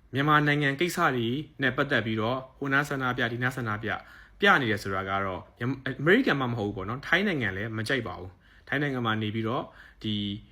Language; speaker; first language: Burmese; native; Burmese